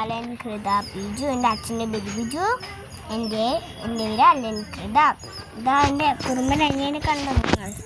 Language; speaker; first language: Malayalam; native; Malayalam